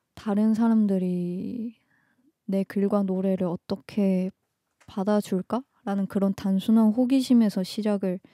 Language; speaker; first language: Korean; native; Korean